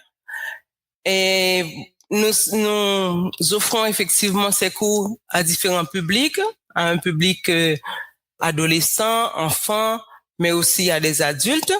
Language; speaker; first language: French; non-native, local second language; Haitian Creole